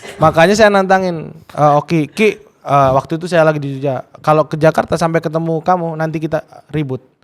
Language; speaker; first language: Indonesian; native; Indonesian